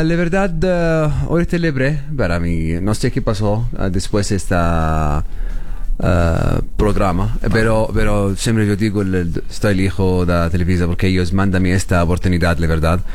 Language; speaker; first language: Spanish; non-native, learner; Arabic